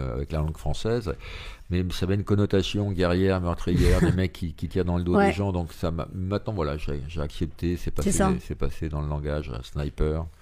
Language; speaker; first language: French; native; French